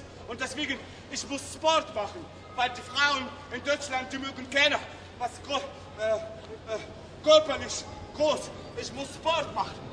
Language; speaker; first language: German; non-native, learner; Arabic